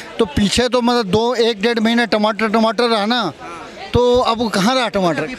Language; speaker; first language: Hindi; native; Hindi